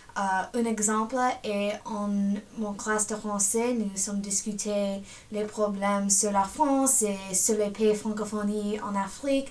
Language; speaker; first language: French; non-native, learner; English